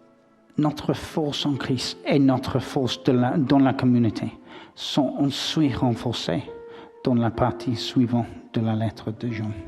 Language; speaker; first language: French; non-native, learner; English